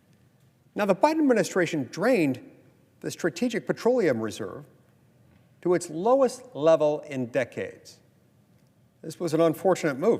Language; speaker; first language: English; native; English